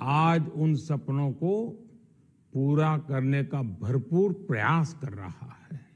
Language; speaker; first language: Hindi; non-native, local second language; Gujarati